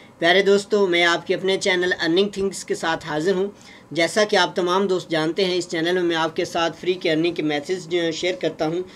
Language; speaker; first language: Urdu; native; Urdu